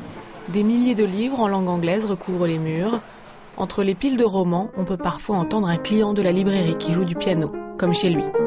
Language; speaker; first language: French; native; French